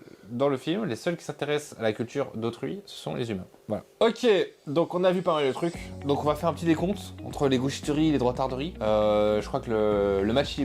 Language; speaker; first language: French; native; French